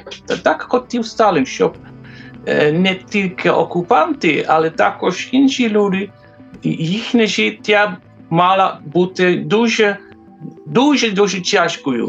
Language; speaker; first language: Ukrainian; non-native, fluent; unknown